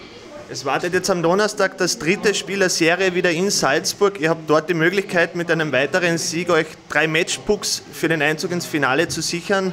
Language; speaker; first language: German; native; German